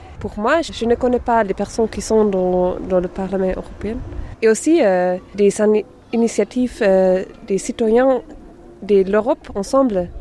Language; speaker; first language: French; non-native, fluent; German